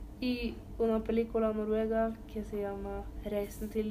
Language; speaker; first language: Spanish; non-native, learner; Norwegian